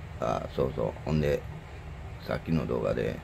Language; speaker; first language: Japanese; native; Japanese